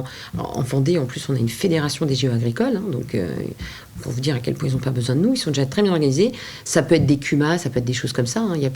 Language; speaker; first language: French; native; French